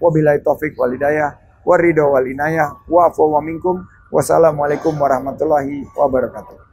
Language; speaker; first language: Indonesian; native; Indonesian